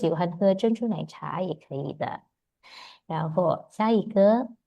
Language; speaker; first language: Chinese; non-native, fluent; Indonesian